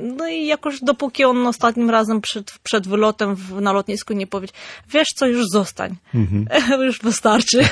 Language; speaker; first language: Polish; non-native, fluent; Armenian